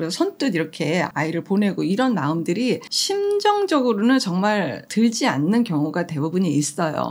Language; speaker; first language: Korean; native; Korean